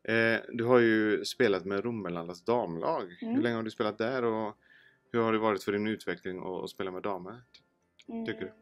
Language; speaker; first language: Swedish; native; Swedish